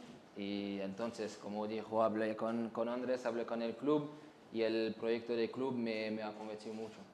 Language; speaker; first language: Spanish; non-native, fluent; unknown